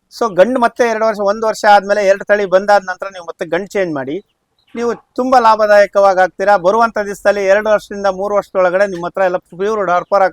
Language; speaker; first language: Kannada; native; Kannada